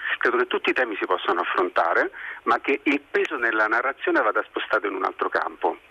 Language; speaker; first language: Italian; native; Italian